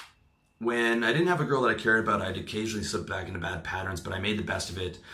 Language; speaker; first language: English; native; English